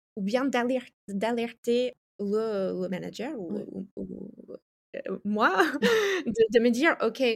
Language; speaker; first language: French; non-native, fluent; English